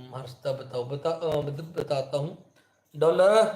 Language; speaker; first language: Hindi; native; Hindi